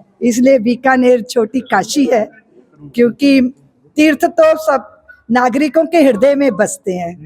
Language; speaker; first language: Hindi; native; Hindi